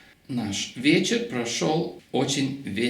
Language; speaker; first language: Russian; non-native, local second language; Lithuanian